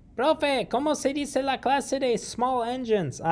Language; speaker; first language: Spanish; non-native, fluent; English